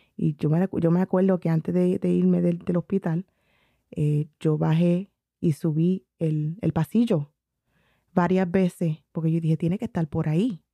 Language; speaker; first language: Spanish; early bilingual, heritage; Spanish